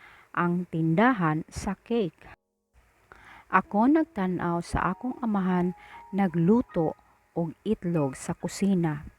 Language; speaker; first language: Cebuano; non-native, learner; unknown